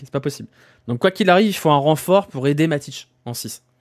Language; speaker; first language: French; native; French